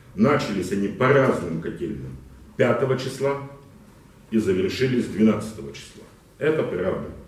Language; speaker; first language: Russian; non-native, local second language; Ukrainian